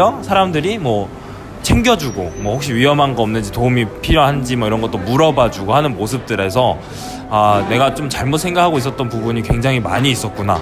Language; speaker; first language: Korean; native; Korean